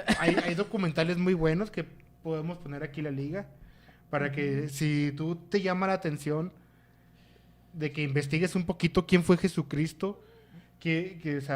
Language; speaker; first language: Spanish; native; Spanish